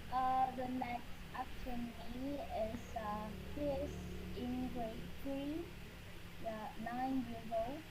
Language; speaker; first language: English; non-native, learner; Vietnamese